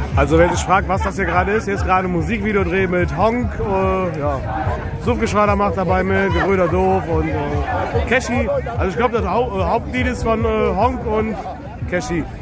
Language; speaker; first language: German; native; German